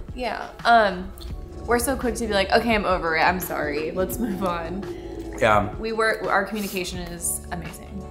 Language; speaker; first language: English; native; English